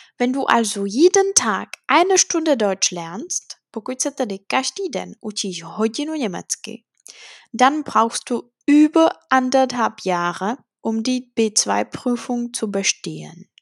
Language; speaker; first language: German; non-native, fluent; Czech